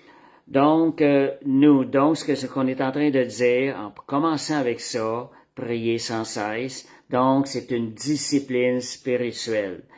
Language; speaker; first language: French; native; French